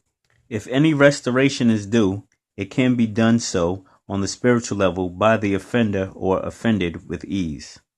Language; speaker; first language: English; native; English